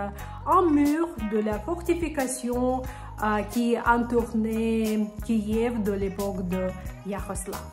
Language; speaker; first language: French; non-native, fluent; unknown